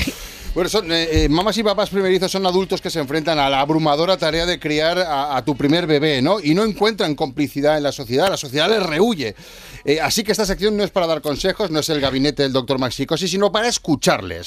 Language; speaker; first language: Spanish; native; Spanish